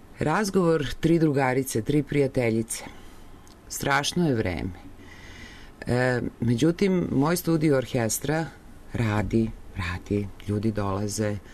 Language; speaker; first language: Serbian; native; Serbian